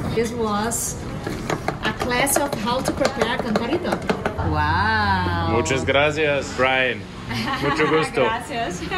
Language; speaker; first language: English; non-native, fluent; Portuguese